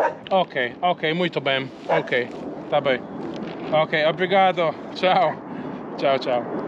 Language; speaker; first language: Portuguese; non-native, learner; English